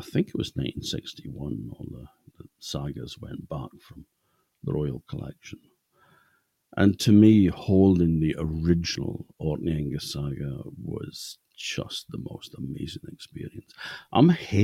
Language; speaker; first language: English; native; English